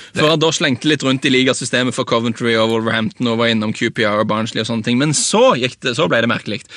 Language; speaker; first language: Norwegian; native; Norwegian